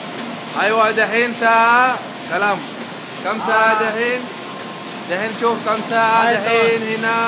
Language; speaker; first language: Arabic; non-native, learner; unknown